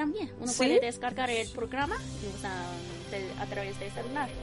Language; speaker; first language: Spanish; non-native, fluent; Chinese